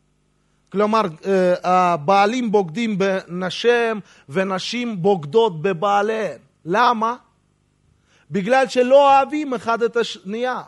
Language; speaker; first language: Hebrew; non-native, fluent; Russian